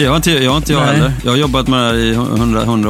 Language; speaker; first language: Swedish; native; Swedish